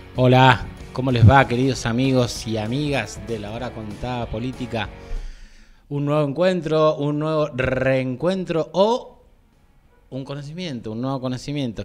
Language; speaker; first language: Spanish; native; Spanish